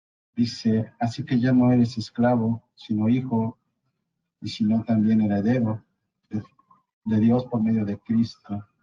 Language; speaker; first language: Spanish; native; Spanish